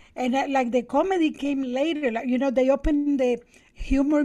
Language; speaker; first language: English; non-native, fluent; Spanish